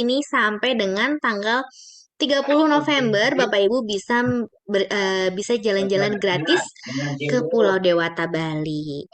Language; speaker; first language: Indonesian; native; Indonesian